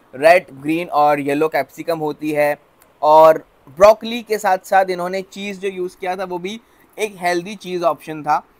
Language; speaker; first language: Hindi; non-native, local second language; Gujarati